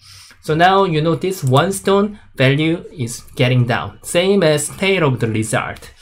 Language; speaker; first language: English; non-native, fluent; Korean